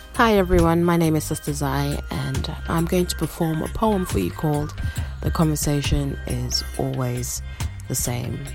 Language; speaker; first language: English; non-native, local second language; Shona